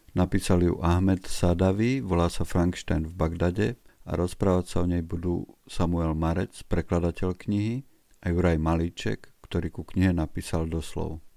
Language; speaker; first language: Slovak; native; Slovak